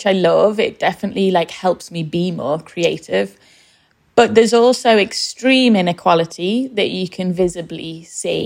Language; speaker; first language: English; native; English